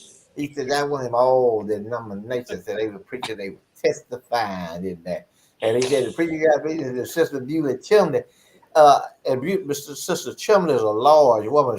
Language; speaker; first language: English; native; English